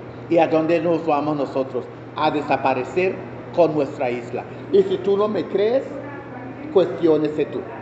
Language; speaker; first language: Spanish; non-native, local second language; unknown